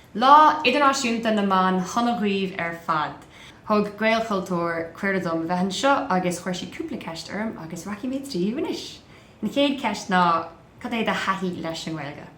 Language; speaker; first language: Irish; non-native, local second language; English